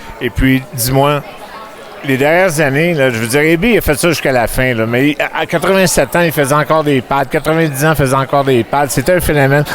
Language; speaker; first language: French; native; French